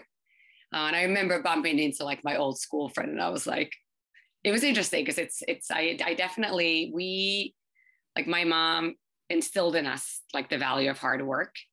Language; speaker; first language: English; non-native, fluent; Finnish